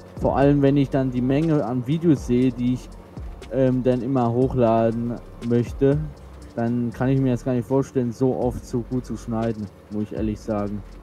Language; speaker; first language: German; early bilingual, other home language; Turkish